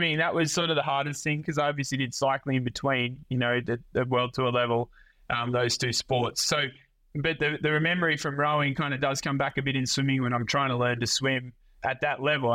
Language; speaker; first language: English; native; English